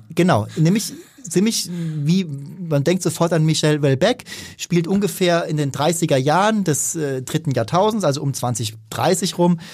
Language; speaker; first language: German; native; German